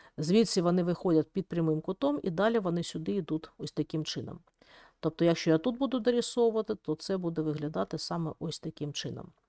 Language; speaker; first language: Ukrainian; native; Ukrainian